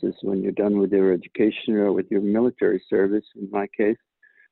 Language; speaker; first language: English; non-native, fluent; Swiss German